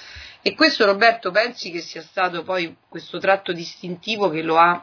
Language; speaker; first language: Italian; native; Italian